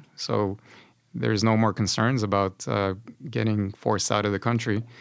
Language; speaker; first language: English; non-native, fluent; Spanish